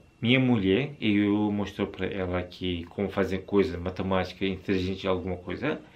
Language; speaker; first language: Portuguese; non-native, learner; Turkish